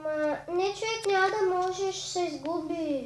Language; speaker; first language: Bulgarian; native; Bulgarian